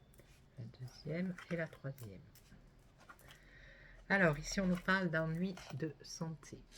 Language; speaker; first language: French; native; French